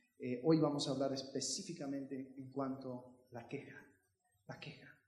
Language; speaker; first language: Spanish; early bilingual, heritage; Spanish